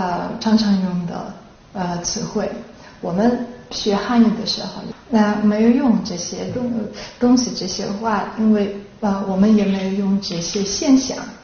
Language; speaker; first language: Chinese; non-native, fluent; Russian